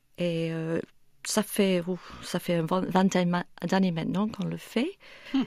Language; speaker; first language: French; non-native, fluent; English